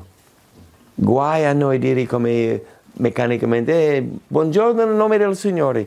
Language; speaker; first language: Italian; non-native, fluent; English